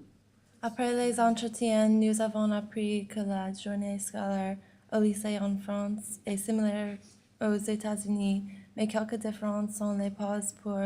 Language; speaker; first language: French; non-native, learner; English